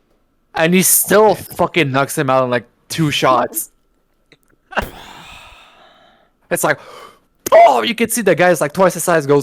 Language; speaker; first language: English; native; English